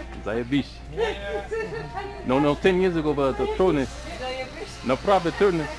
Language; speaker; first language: Polish; non-native, learner; English